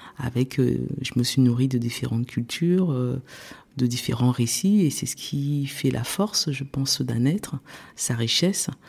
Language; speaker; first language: French; early bilingual, other home language; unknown